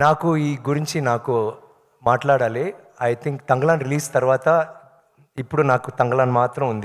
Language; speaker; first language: Telugu; non-native, learner; Tamil